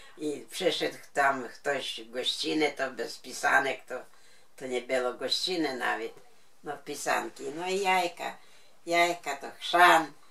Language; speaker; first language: Polish; non-native, local second language; Ukrainian